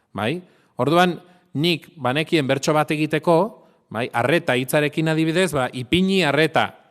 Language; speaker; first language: Basque; non-native, local second language; Spanish